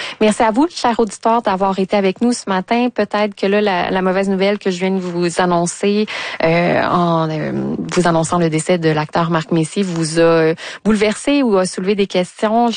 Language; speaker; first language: French; native; French